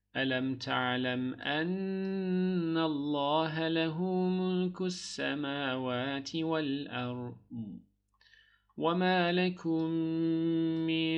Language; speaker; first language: Arabic; non-native, fluent; Turkish